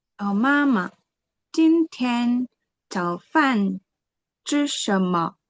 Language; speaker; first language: Chinese; non-native, learner; Indonesian